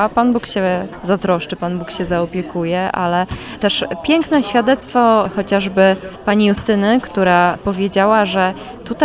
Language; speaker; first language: Polish; native; Polish